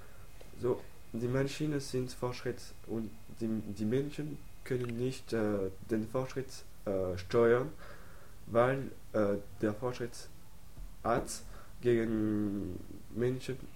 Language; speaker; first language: German; non-native, learner; French